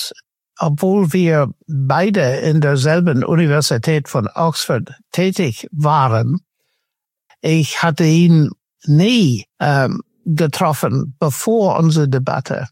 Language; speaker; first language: German; non-native, fluent; English